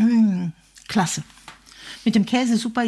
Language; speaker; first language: German; native; German